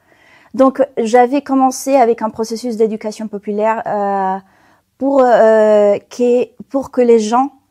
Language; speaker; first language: French; non-native, fluent; Spanish